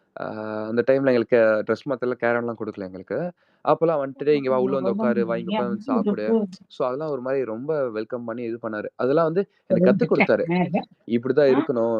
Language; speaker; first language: Tamil; native; Tamil